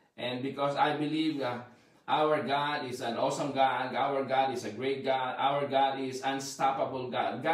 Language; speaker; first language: English; non-native, local second language; Filipino